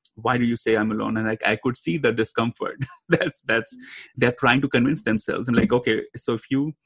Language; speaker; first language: English; non-native, local second language; Hindi